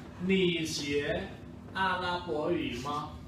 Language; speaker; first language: Chinese; non-native, fluent; Thai